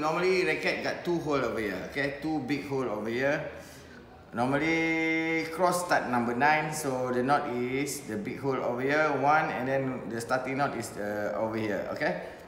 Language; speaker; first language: English; non-native, local second language; Malay